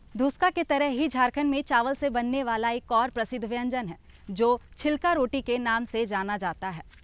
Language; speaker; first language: Hindi; native; Hindi